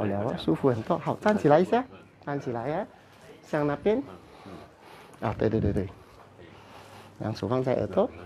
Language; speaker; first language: Chinese; non-native, local second language; Cantonese